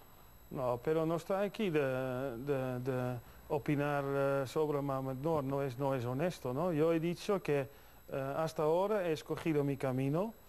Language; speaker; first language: Spanish; non-native, fluent; Dutch